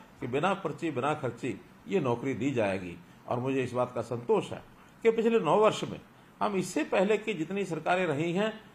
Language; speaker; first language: Hindi; native; Hindi